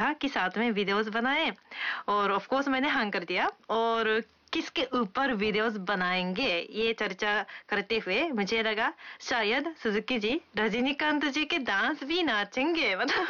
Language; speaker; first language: Hindi; non-native, fluent; Japanese